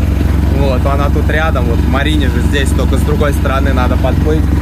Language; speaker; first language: Russian; native; Russian